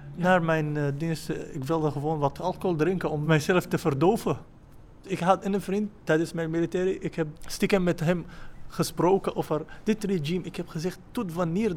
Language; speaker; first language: Dutch; non-native, learner; Arabic